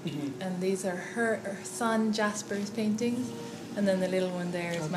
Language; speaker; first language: English; native; English